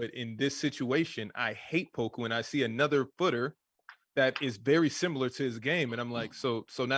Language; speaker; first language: English; native; English